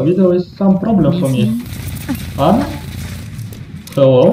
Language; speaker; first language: English; non-native, learner; Russian